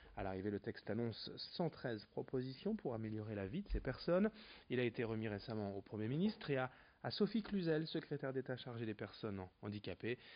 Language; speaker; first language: French; native; French